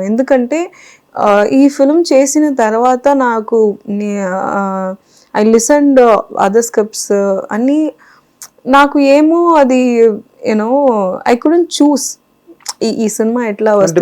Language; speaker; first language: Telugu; non-native, fluent; Kannada